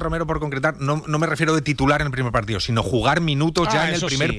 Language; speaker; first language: Spanish; native; Spanish